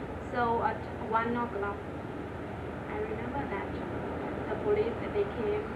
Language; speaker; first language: English; non-native, learner; Vietnamese